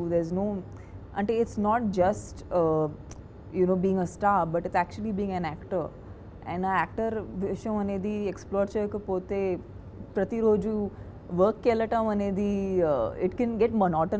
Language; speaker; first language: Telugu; non-native, fluent; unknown